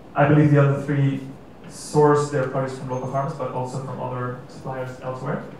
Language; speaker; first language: English; non-native, fluent; Catalan